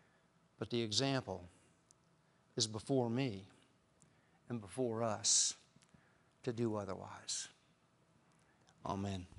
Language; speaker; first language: English; native; English